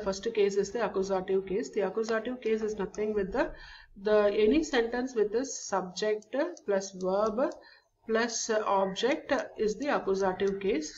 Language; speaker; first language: English; non-native, local second language; Tamil